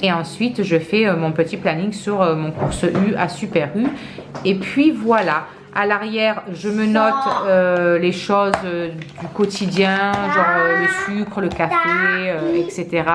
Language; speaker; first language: French; native; French